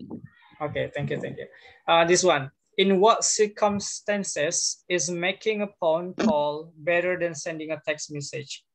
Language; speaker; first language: English; non-native, fluent; Indonesian